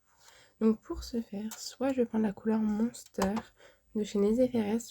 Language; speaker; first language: French; native; French